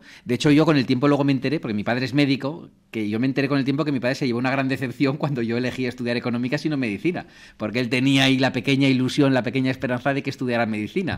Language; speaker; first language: Spanish; native; Spanish